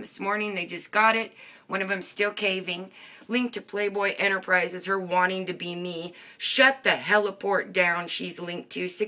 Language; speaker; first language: English; native; English